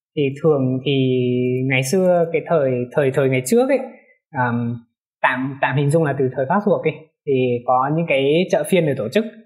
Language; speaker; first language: Vietnamese; non-native, local second language; Hmong